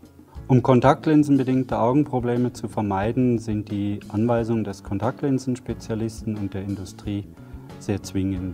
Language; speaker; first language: German; native; German